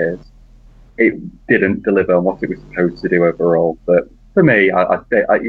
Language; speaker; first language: English; native; English